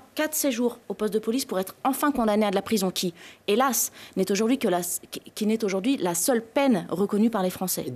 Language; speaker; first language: French; native; French